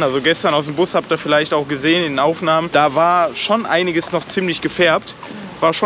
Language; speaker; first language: German; native; German